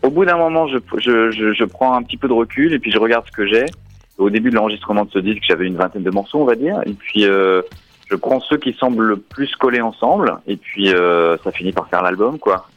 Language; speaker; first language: French; native; French